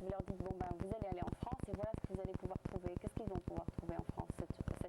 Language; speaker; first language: French; native; French